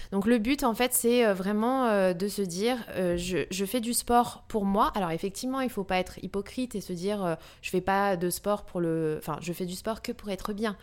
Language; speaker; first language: French; native; French